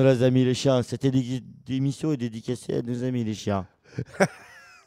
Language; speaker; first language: French; native; French